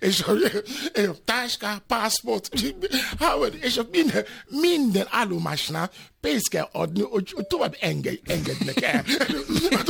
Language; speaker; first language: Hungarian; non-native, learner; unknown